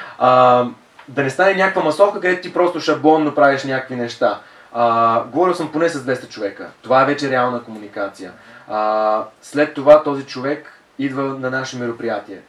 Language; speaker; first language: Bulgarian; native; Bulgarian